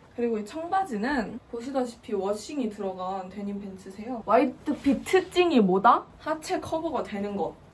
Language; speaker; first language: Korean; native; Korean